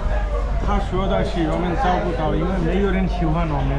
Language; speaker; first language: Chinese; non-native, learner; Bangla